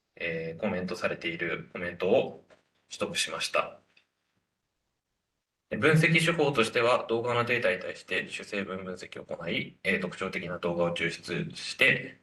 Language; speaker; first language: Japanese; native; Japanese